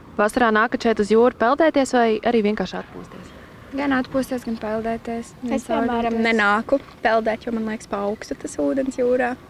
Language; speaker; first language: Latvian; native; Latvian